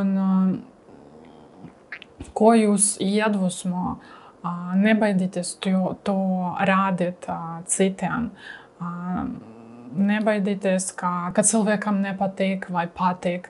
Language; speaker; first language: Latvian; non-native, learner; Russian